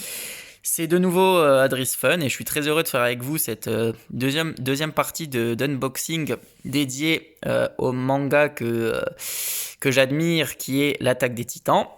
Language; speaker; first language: French; native; French